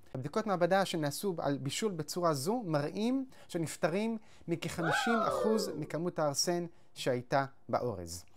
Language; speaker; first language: Hebrew; native; Hebrew